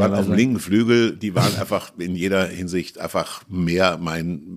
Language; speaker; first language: German; native; German